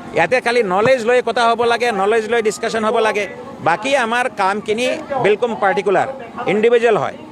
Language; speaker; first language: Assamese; non-native, local second language; Bangla